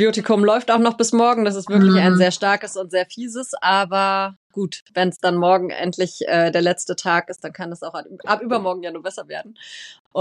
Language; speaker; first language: German; native; German